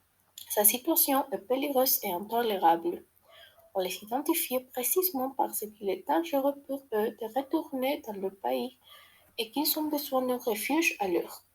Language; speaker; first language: French; non-native, learner; Spanish